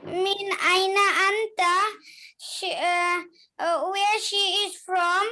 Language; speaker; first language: English; non-native, learner; Bangla